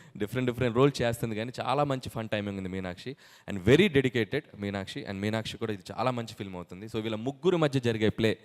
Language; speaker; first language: Telugu; native; Telugu